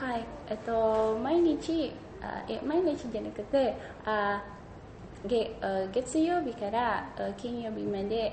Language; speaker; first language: Japanese; non-native, learner; Indonesian